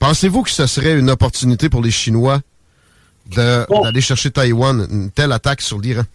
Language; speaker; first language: French; native; French